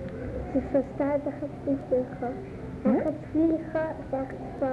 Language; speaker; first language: Dutch; early bilingual, other home language; Arabic